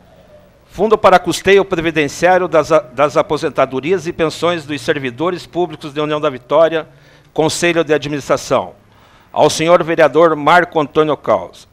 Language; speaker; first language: Portuguese; native; Portuguese